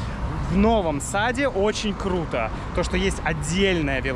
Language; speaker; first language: Russian; native; Russian